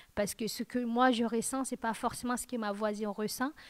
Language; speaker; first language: French; non-native, local second language; Fula